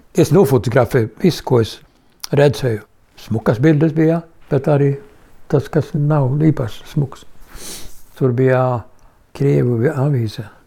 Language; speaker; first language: Latvian; non-native, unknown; Swedish